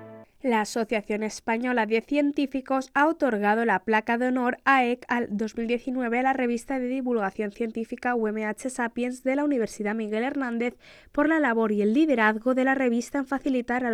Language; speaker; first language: Spanish; native; Spanish